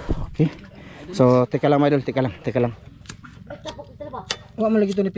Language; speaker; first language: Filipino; non-native, local second language; Cebuano